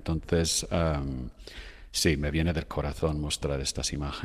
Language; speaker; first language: Spanish; non-native, fluent; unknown